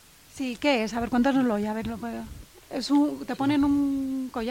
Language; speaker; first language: Spanish; native; Spanish